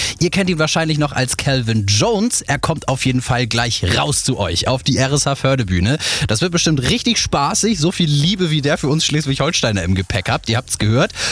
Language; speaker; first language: German; native; German